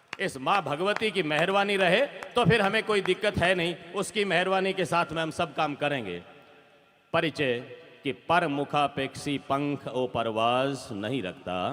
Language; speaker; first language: Hindi; non-native, local second language; Rajasthani